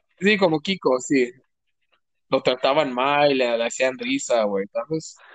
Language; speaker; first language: Spanish; early bilingual, heritage; Spanish